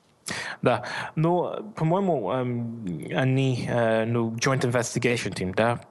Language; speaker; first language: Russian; non-native, learner; English